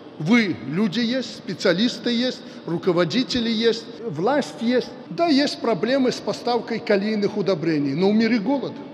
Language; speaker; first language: Russian; non-native, local second language; Belarusian